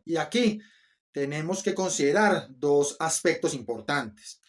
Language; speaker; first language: Spanish; native; Spanish